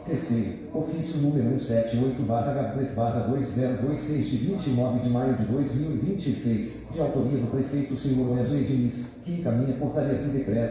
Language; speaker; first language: Portuguese; native; Portuguese